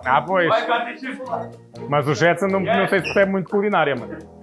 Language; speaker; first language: Portuguese; native; Portuguese